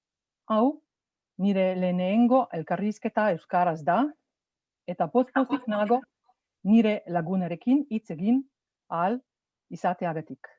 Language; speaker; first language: Basque; non-native, fluent; Slovenian